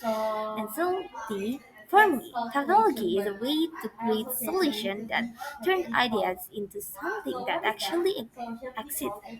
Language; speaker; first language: English; non-native, learner; Indonesian